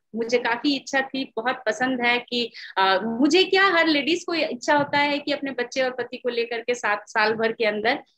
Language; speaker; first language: Hindi; native; Hindi